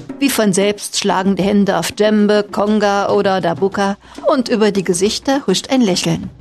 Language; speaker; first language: German; native; German